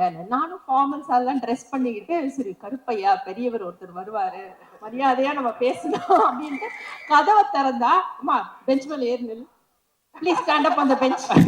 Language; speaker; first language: Tamil; native; Tamil